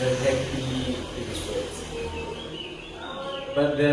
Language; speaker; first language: English; non-native, learner; Indonesian